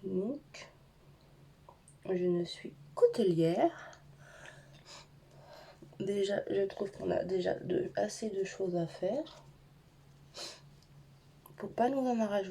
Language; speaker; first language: French; native; French